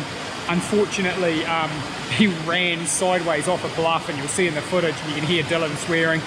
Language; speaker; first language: English; native; English